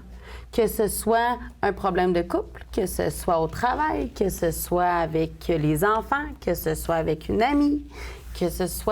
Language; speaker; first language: French; native; French